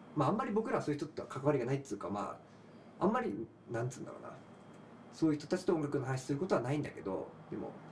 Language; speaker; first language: Japanese; native; Japanese